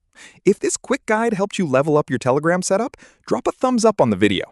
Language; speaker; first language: English; native; English